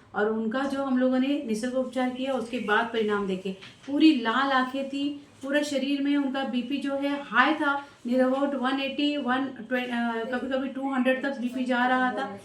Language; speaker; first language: Hindi; non-native, local second language; Marathi